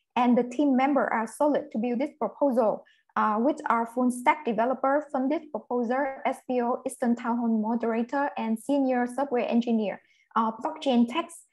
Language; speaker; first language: English; non-native, fluent; Vietnamese